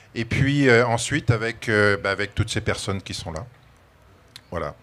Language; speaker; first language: French; native; French